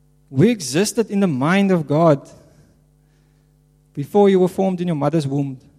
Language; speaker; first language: English; non-native, local second language; Afrikaans